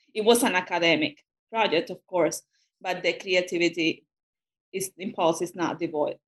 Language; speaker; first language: English; non-native, fluent; Spanish